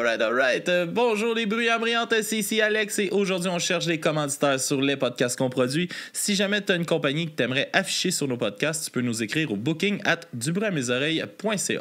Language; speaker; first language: French; native; French